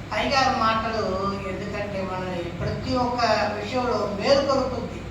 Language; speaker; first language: Telugu; non-native, local second language; Tamil